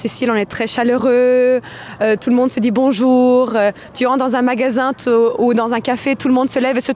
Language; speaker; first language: French; non-native, fluent; Italian